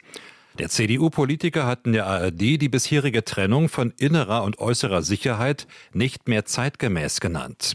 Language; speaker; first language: German; native; German